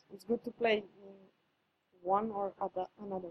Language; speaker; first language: English; non-native, fluent; Serbian